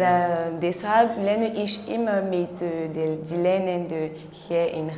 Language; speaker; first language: German; non-native, learner; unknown